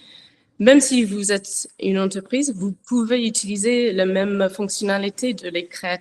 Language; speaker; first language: French; non-native, learner; English